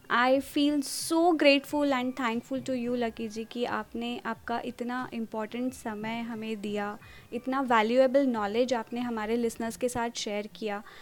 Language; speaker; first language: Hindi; non-native, local second language; Marathi